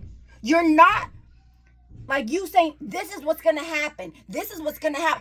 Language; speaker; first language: English; native; English